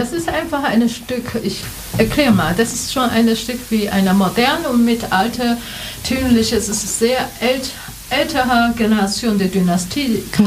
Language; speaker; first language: German; non-native, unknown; Chinese